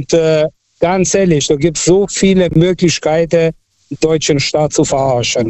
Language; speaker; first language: German; non-native, fluent; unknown